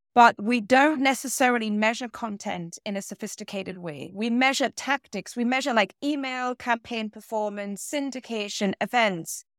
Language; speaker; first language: English; native; English